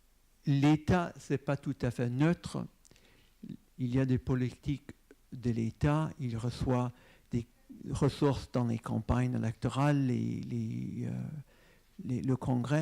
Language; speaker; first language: French; non-native, fluent; English